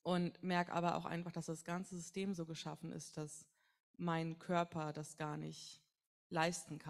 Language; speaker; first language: German; native; German